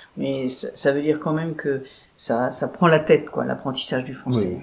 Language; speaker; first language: French; native; French